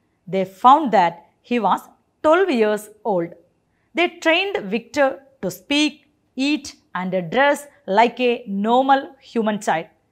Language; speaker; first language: English; non-native, local second language; Malayalam